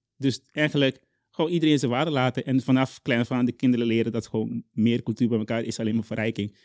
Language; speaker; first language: Dutch; non-native, local second language; Papiamento